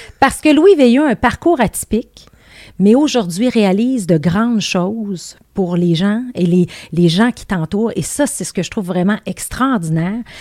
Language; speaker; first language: French; native; French